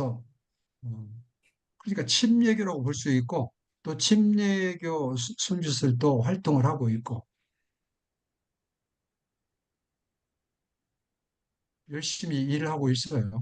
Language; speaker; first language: Korean; native; Korean